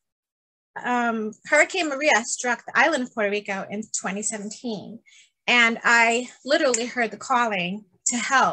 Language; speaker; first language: English; early bilingual, other home language; Spanish